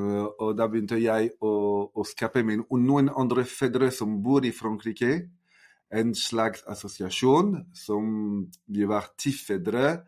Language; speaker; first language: Norwegian; non-native, fluent; French